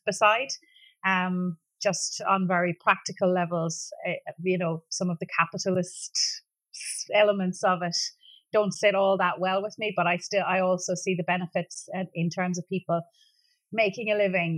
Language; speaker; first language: English; native; English